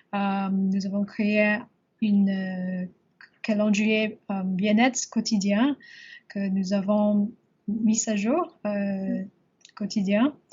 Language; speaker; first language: French; non-native, learner; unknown